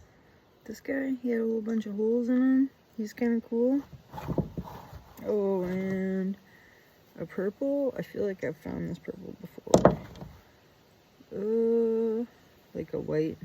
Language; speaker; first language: English; native; English